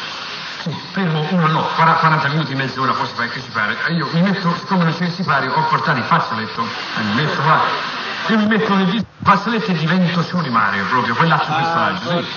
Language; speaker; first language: Italian; native; Italian